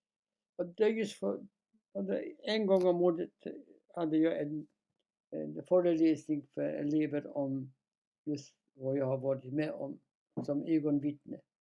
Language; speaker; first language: Swedish; non-native, fluent; Polish